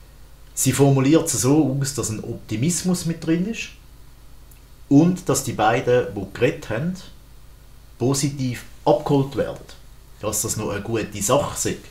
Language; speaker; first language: German; native; German